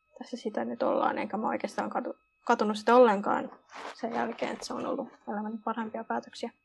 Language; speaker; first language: Finnish; early bilingual, other home language; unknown